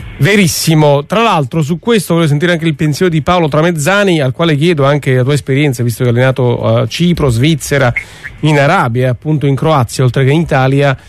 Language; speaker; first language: Italian; native; Italian